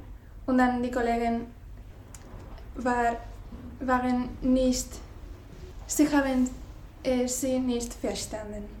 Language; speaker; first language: German; non-native, learner; Spanish